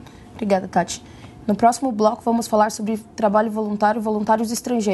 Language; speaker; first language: Portuguese; native; Portuguese